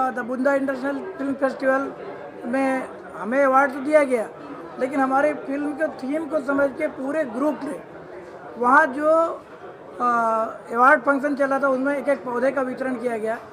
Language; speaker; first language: Hindi; native; Hindi